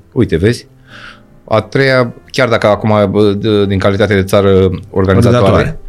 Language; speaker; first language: Romanian; native; Romanian